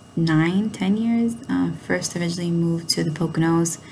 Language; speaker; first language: English; native; English